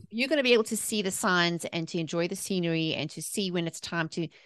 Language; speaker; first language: English; native; English